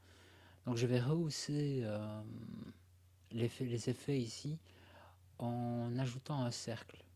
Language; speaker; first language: French; native; French